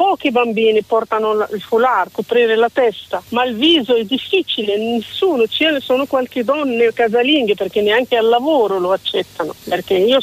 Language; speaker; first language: Italian; non-native, fluent; Arabic